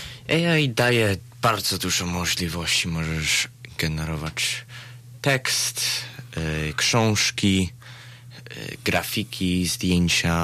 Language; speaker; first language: Polish; early bilingual, heritage; Polish